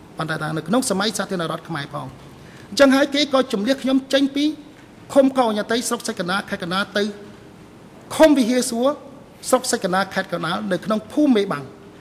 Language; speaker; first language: Khmer; native; Khmer